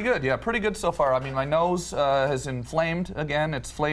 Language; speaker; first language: English; native; English